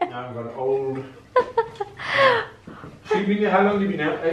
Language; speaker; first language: English; native; English